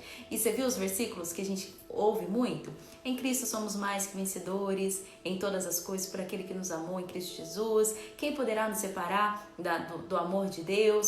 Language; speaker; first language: Portuguese; native; Portuguese